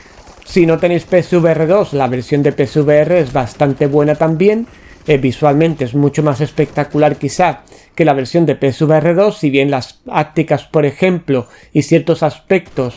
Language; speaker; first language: Spanish; native; Spanish